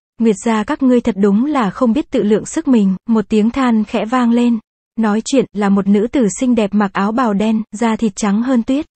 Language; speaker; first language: Vietnamese; native; Vietnamese